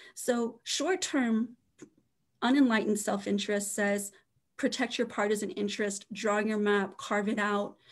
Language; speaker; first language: English; native; English